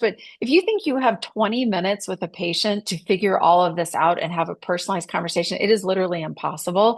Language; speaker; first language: English; native; English